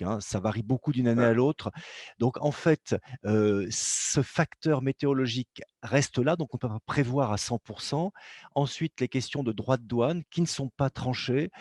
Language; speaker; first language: French; native; French